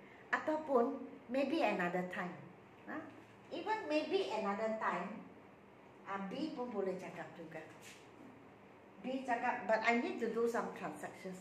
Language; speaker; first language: English; non-native, local second language; Malay